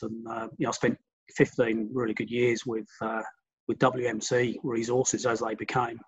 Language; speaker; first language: English; native; English